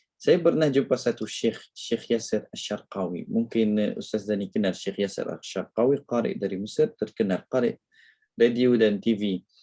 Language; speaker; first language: Malay; non-native, fluent; Arabic